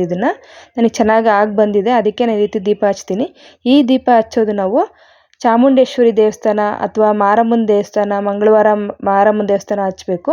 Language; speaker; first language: Kannada; native; Kannada